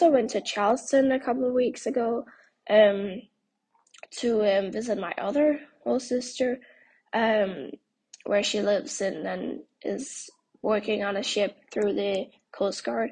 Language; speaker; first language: English; non-native, fluent; Danish